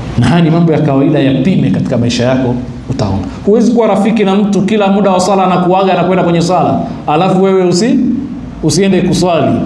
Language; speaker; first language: Swahili; native; Swahili